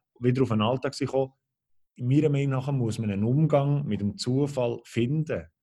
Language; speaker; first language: German; native; German